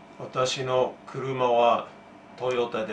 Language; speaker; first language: Japanese; non-native, learner; English